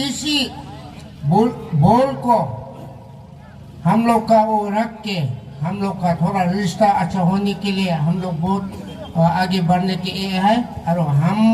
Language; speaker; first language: Hindi; non-native, local second language; Bodo